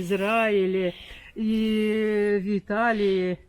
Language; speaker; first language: Russian; non-native, local second language; Romanian